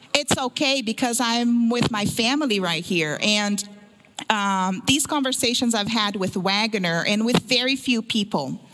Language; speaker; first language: English; early bilingual, other home language; Portuguese